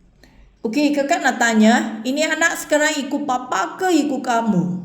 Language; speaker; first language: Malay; non-native, local second language; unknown